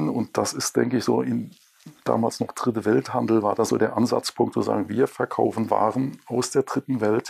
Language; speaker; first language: German; native; German